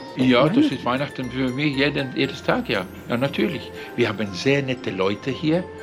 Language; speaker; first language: German; non-native, learner; Finnish